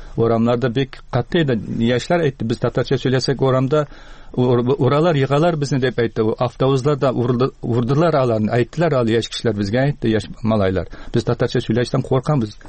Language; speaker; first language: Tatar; early bilingual, heritage; Tatar